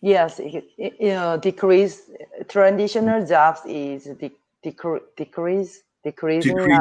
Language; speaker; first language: English; non-native, learner; Korean